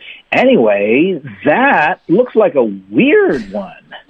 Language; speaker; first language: English; native; English